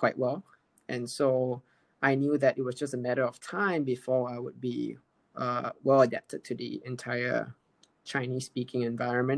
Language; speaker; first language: English; native; English